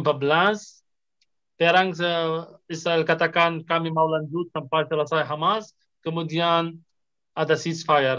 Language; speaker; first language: Indonesian; non-native, fluent; Arabic